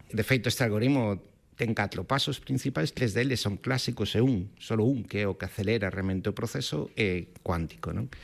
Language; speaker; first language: Galician; non-native, local second language; Spanish